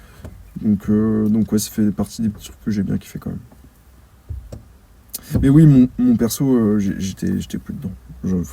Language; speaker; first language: French; native; French